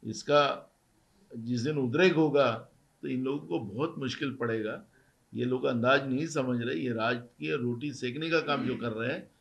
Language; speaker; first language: Hindi; non-native, local second language; Marathi